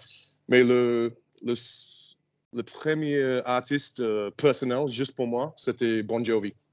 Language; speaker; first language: French; non-native, learner; English